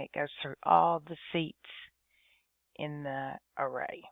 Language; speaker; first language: English; native; English